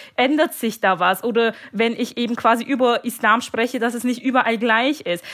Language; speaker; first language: German; native; German